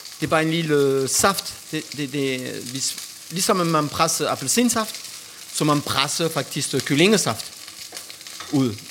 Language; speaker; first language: Danish; non-native, fluent; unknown